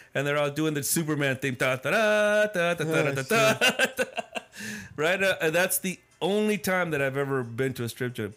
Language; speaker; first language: English; early bilingual, other home language; Spanish